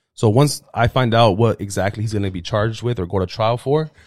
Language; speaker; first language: English; early bilingual, other home language; Spanish